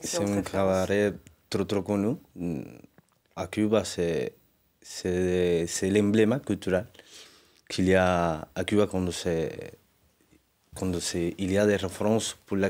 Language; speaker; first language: French; non-native, learner; Spanish